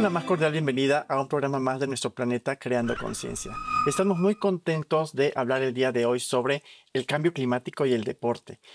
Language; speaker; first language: Spanish; native; Spanish